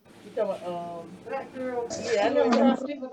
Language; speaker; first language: English; native; English